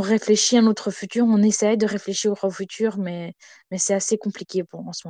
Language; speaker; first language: French; non-native, fluent; Ukrainian